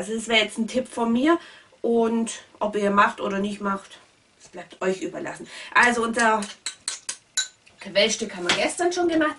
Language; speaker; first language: German; native; German